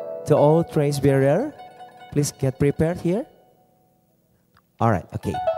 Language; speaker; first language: English; non-native, fluent; Indonesian